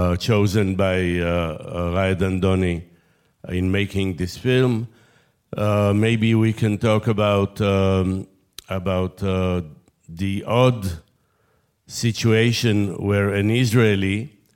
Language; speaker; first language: English; non-native, fluent; Hebrew